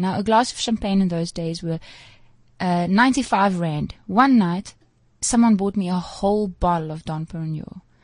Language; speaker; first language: English; non-native, local second language; Afrikaans